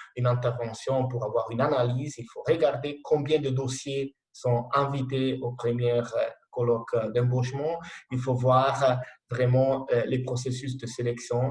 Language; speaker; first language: French; non-native, local second language; Italian